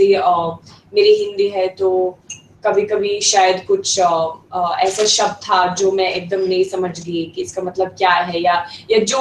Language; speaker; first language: Hindi; non-native, fluent; Swedish